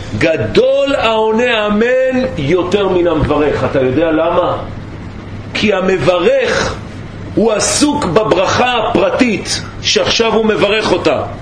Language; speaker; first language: Hebrew; native; Hebrew